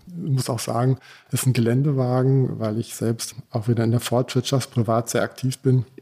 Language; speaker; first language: German; early bilingual, heritage; German